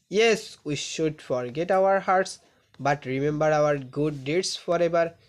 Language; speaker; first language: English; non-native, local second language; Bangla